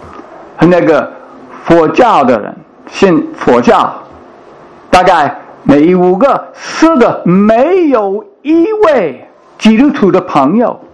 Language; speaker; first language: Chinese; non-native, fluent; English